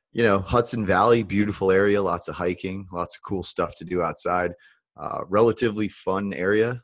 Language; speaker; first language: English; native; English